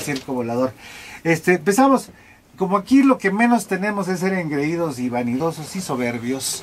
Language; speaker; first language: Spanish; native; Spanish